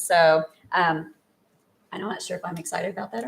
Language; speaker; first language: English; native; English